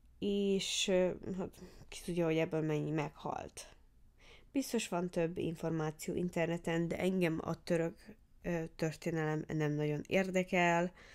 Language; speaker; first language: Hungarian; early bilingual, heritage; Hungarian